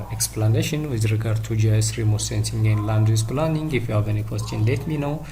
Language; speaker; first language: English; non-native, local second language; Amharic